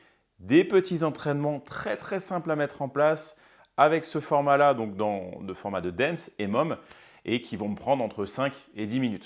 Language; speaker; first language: French; native; French